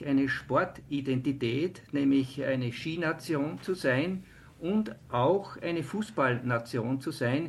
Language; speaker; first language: German; native; German